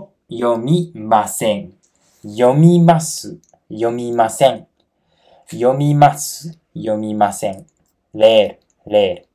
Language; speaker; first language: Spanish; non-native, fluent; Japanese